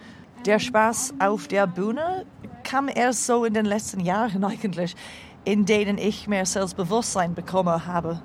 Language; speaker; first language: German; non-native, learner; English